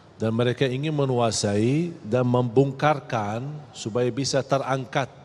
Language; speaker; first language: Malay; non-native, fluent; Arabic